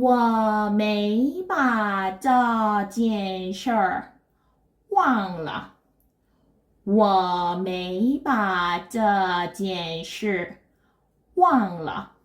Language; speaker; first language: Chinese; non-native, fluent; Korean